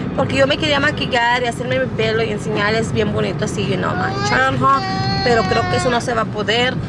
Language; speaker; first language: Spanish; early bilingual, heritage; Spanish